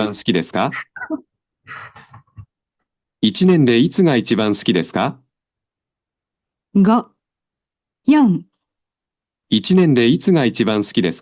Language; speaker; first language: Japanese; non-native, learner; Indonesian